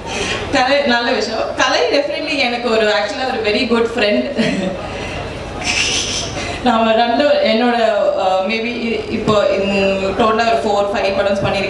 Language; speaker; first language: Tamil; non-native, local second language; Malayalam